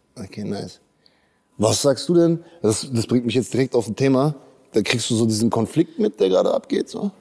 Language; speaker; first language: German; native; German